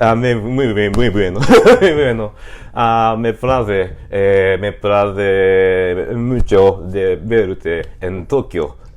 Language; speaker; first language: Spanish; non-native, learner; Japanese